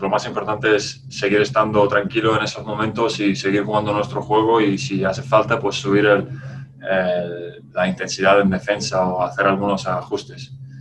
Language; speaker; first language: Spanish; non-native, fluent; Latvian